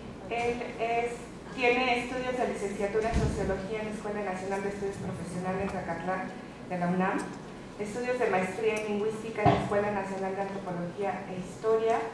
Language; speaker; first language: Spanish; native; Spanish